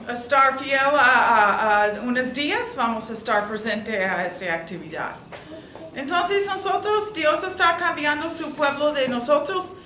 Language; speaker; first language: Spanish; non-native, learner; English